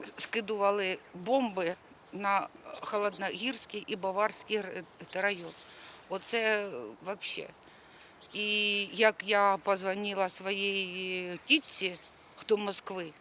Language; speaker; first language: Ukrainian; non-native, local second language; Russian